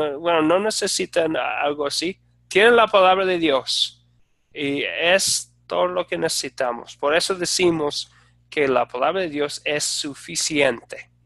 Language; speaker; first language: Spanish; non-native, fluent; English